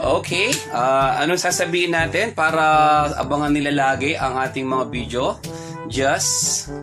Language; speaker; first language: Filipino; non-native, local second language; Pampanga